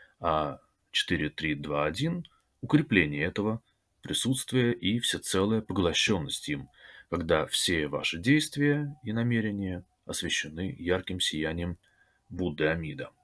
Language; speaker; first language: Russian; native; Russian